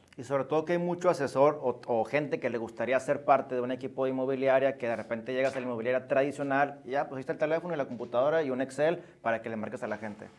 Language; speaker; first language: Spanish; native; Spanish